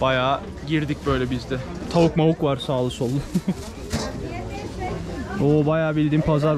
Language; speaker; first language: Turkish; native; Turkish